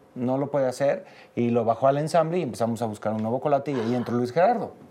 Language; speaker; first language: Spanish; native; Spanish